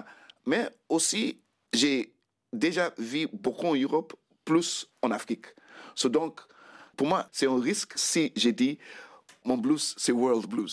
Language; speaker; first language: French; non-native, fluent; Krio